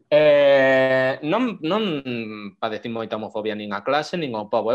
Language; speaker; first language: Galician; non-native, local second language; Spanish